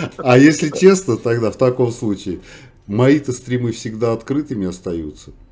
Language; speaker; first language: Russian; non-native, local second language; Uzbek